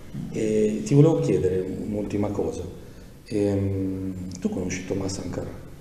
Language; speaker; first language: Italian; native; Italian